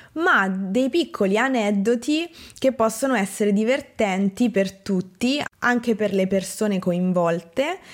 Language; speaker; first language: Italian; native; Italian